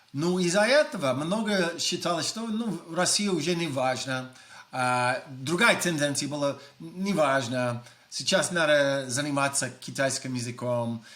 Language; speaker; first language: Russian; non-native, fluent; English